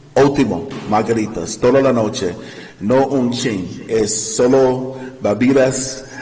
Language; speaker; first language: Spanish; non-native, learner; English